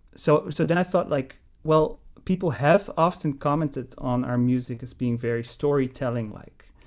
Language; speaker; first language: English; non-native, fluent; Dutch